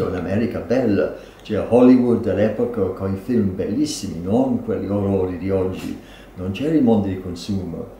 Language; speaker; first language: Italian; non-native, fluent; English